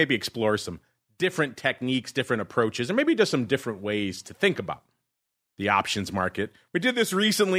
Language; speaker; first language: English; native; English